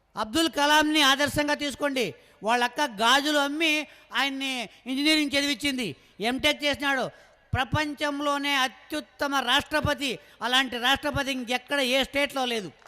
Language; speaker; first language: Telugu; non-native, local second language; Kannada